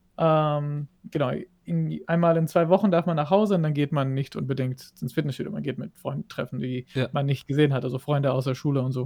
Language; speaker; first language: German; non-native, fluent; Hebrew